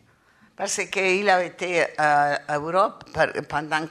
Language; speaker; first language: French; non-native, learner; Spanish